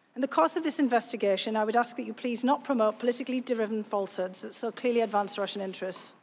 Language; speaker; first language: English; native; English